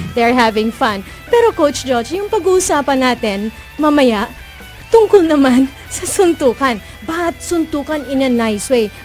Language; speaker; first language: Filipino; non-native, local second language; Cebuano